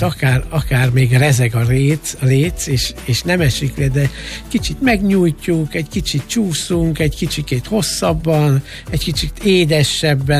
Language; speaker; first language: Hungarian; native; Hungarian